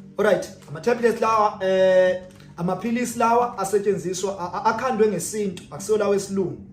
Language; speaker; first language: Zulu; native; Zulu